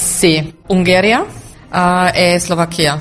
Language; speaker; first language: Italian; non-native, learner; German